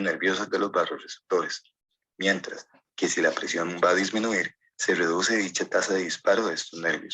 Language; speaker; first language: Spanish; native; Spanish